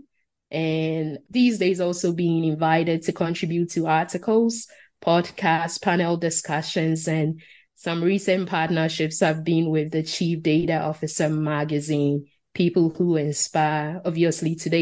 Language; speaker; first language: English; non-native, local second language; Akan